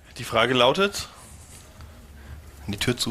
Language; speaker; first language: German; native; German